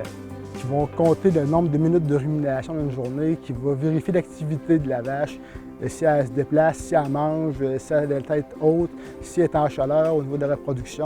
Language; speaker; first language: French; native; French